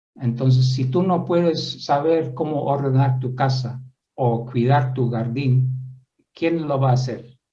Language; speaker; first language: Spanish; non-native, fluent; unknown